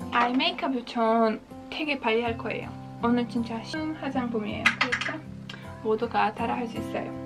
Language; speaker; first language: Korean; non-native, fluent; Latvian